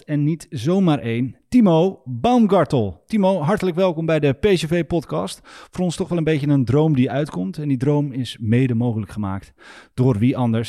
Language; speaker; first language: Dutch; native; Dutch